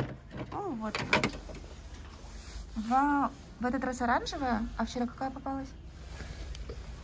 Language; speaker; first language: Russian; native; Russian